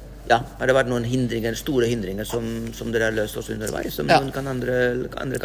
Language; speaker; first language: Norwegian; non-native, fluent; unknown